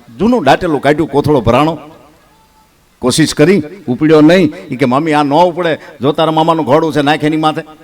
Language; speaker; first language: Gujarati; native; Gujarati